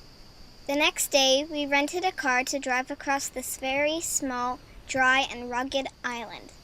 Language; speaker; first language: English; native; English